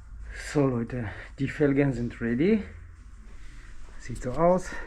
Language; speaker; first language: German; non-native, learner; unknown